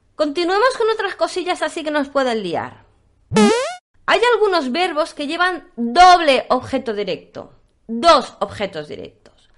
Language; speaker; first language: Spanish; native; Spanish